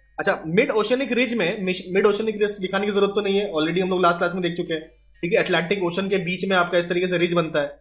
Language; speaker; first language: Hindi; native; Hindi